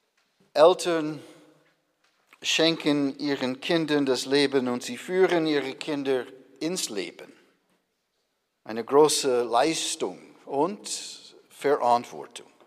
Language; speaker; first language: German; non-native, fluent; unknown